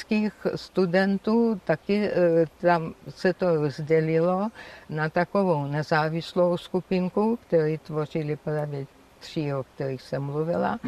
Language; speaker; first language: Czech; non-native, fluent; Georgian